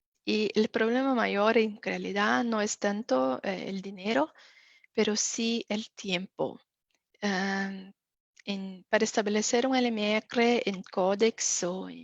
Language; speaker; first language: Spanish; non-native, fluent; Portuguese